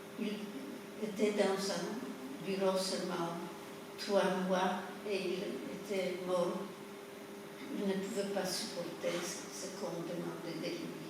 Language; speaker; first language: French; non-native, fluent; Polish